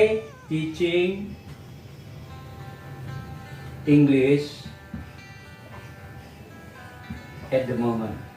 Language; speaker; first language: English; non-native, fluent; Indonesian